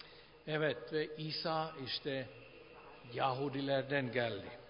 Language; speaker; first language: Turkish; non-native, fluent; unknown